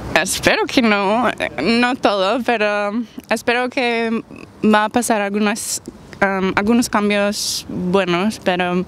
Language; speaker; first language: Spanish; non-native, learner; English